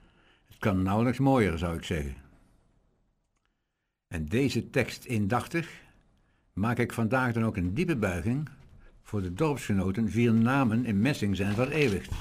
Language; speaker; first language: Dutch; native; Dutch